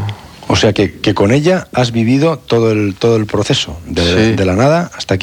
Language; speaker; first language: Spanish; native; Spanish